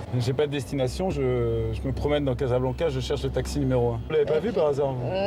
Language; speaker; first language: French; native; French